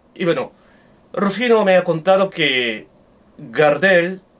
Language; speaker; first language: Spanish; non-native, learner; Japanese